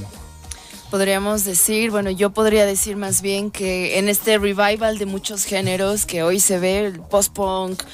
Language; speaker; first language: Spanish; native; Spanish